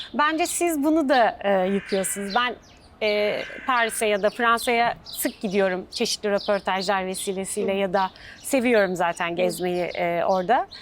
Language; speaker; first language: Turkish; native; Turkish